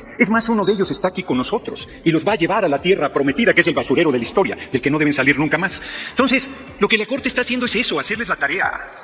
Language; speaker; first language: Spanish; native; Spanish